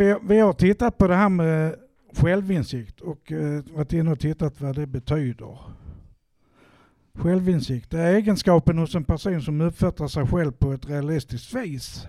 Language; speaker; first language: Swedish; native; Swedish